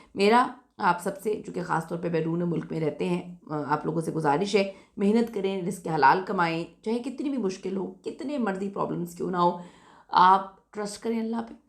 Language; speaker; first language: Urdu; native; Urdu